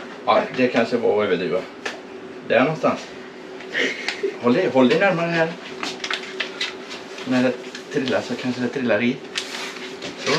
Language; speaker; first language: Swedish; native; Swedish